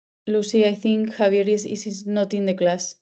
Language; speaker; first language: English; non-native, learner; Spanish